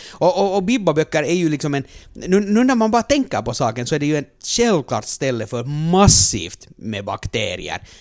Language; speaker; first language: Swedish; native; Swedish